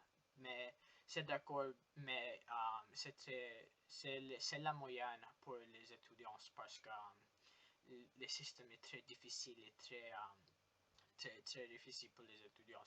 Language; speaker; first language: French; non-native, learner; English